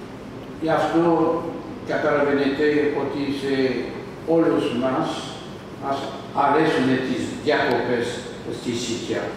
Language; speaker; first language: Greek; non-native, learner; French